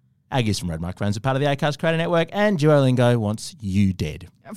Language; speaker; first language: English; native; English